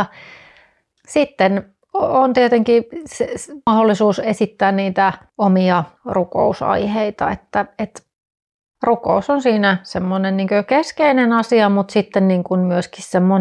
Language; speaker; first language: Finnish; native; Finnish